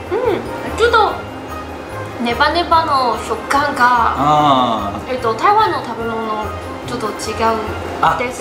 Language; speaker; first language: Japanese; non-native, learner; Chinese